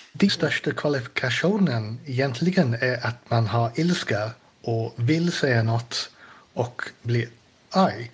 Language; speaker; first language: Swedish; non-native, fluent; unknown